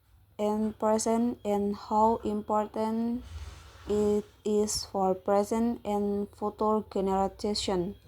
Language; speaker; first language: English; non-native, learner; Indonesian